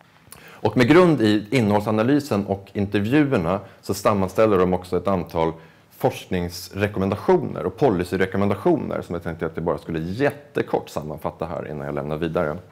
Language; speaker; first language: Swedish; native; Swedish